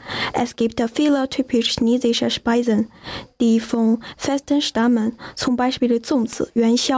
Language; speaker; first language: German; non-native, learner; Chinese